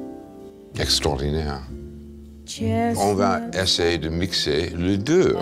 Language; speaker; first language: French; non-native, fluent; English